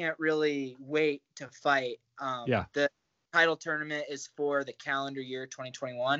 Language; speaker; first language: English; native; English